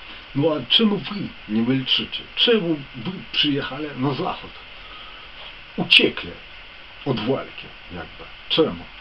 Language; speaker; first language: Polish; non-native, fluent; Ukrainian